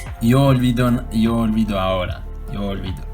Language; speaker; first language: Spanish; non-native, learner; Turkish